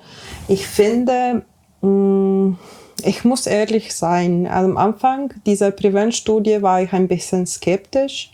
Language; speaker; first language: German; non-native, fluent; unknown